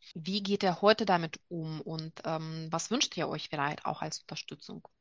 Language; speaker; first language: German; non-native, fluent; Russian